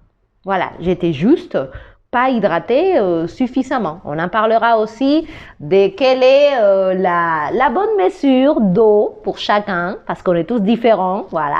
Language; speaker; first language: French; non-native, fluent; Spanish